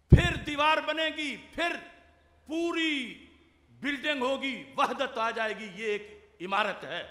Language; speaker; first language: Urdu; native; Urdu